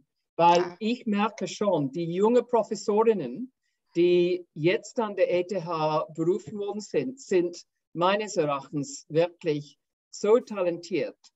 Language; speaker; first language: German; non-native, fluent; English